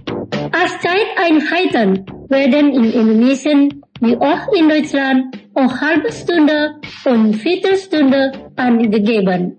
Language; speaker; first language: German; non-native, learner; Indonesian